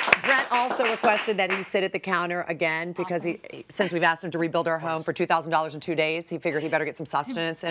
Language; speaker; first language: English; native; English